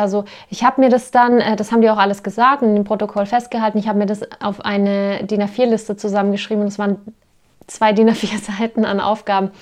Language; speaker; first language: German; native; German